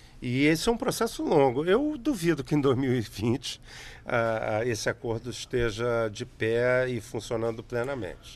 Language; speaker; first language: Portuguese; native; Portuguese